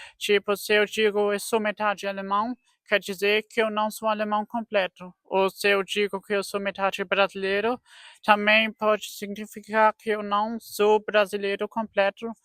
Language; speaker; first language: Portuguese; early bilingual, heritage; Portuguese